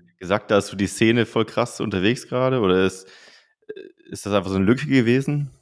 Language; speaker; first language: German; native; German